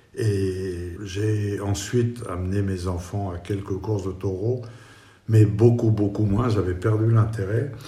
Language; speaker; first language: French; non-native, fluent; Spanish